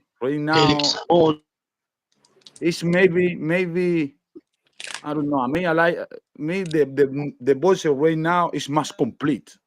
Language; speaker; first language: English; non-native, learner; Spanish